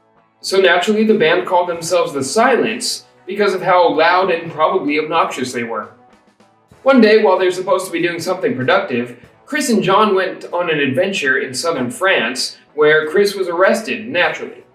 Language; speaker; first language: English; native; English